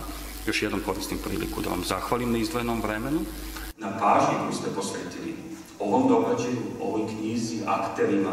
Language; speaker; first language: Serbian; native; Serbian